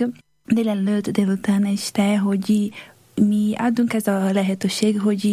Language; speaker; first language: Hungarian; non-native, learner; Portuguese